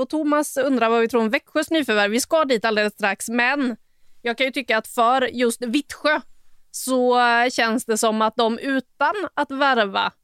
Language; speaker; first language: Swedish; native; Swedish